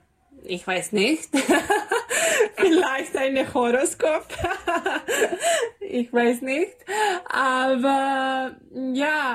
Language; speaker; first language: German; non-native, learner; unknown